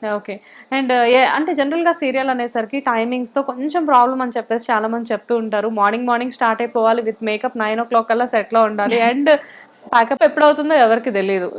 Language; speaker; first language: Telugu; native; Telugu